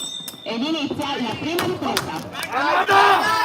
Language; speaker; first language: Italian; native; Italian